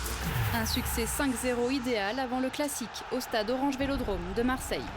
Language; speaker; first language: French; native; French